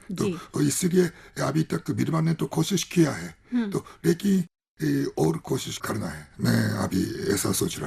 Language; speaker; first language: Hindi; non-native, fluent; Japanese